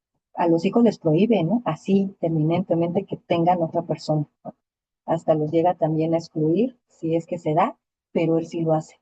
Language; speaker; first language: Spanish; native; Spanish